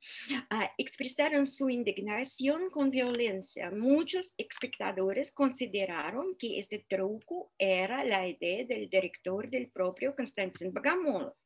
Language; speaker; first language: Spanish; non-native, fluent; Russian